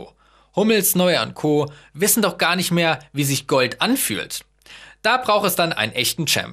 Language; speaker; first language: German; native; German